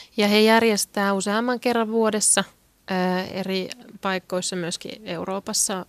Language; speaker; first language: Finnish; non-native, local second language; Swedish